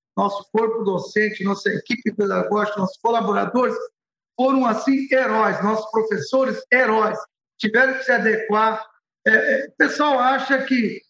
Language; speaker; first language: Portuguese; early bilingual, other home language; Arabic